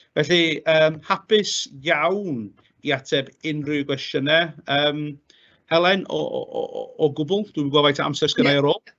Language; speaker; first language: Welsh; native; Welsh